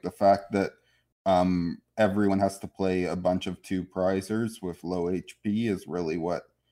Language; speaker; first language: English; native; English